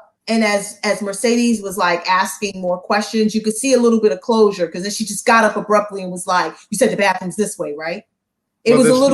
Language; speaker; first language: English; native; English